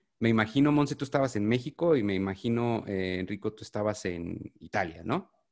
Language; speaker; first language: Spanish; native; Spanish